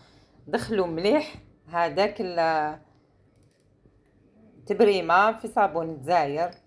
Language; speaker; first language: Arabic; native; Arabic